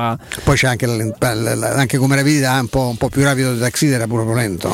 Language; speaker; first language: Italian; native; Italian